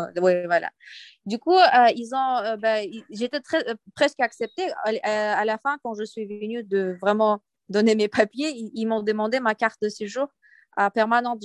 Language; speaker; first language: French; non-native, fluent; Uyghur